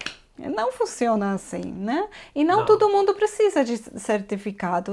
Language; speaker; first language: Portuguese; non-native, fluent; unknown